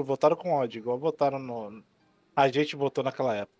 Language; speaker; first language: Portuguese; native; Portuguese